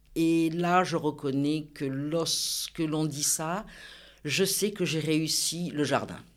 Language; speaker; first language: French; native; French